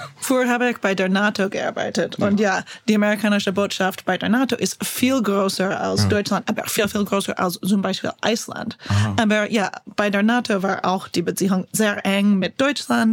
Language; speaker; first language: German; non-native, learner; English